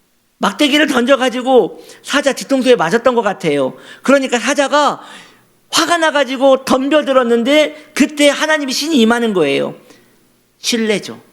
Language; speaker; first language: Korean; native; Korean